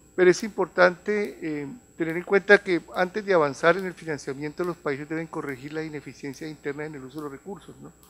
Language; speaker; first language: Spanish; native; Spanish